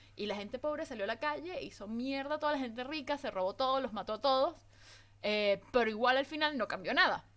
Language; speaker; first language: Spanish; native; Spanish